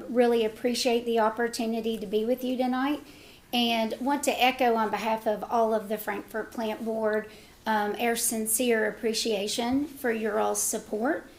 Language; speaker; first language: English; native; English